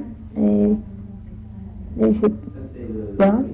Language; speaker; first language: French; non-native, learner; English